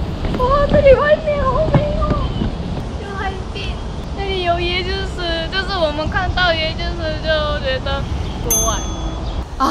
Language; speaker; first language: Chinese; non-native, learner; Korean